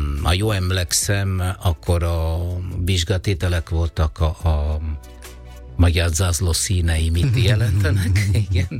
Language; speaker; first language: Hungarian; non-native, fluent; Italian